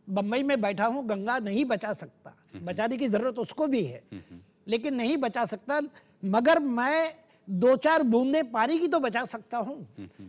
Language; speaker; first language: Hindi; non-native, local second language; Gujarati